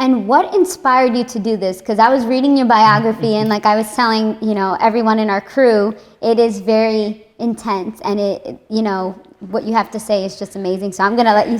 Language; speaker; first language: English; native; English